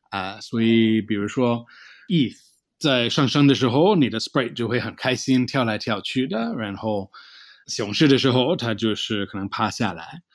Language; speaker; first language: Chinese; non-native, fluent; English